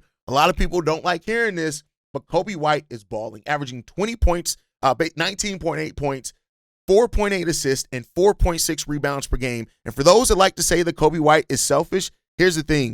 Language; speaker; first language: English; native; English